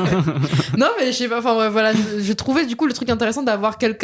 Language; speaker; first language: French; native; French